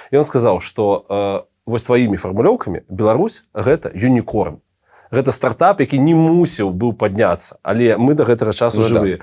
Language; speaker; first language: Belarusian; non-native, local second language; Russian